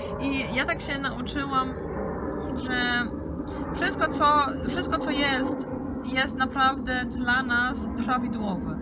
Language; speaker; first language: Polish; early bilingual, heritage; Polish